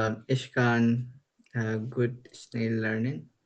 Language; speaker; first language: German; non-native, learner; Urdu